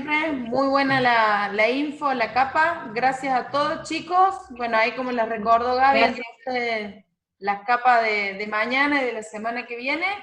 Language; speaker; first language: Spanish; native; Spanish